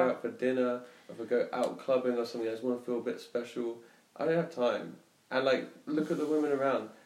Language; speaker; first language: English; native; English